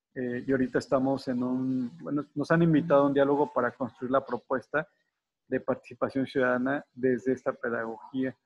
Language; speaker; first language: Spanish; native; Spanish